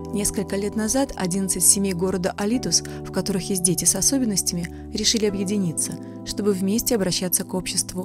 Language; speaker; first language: Russian; native; Russian